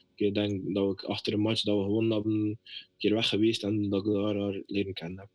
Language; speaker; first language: Dutch; native; Dutch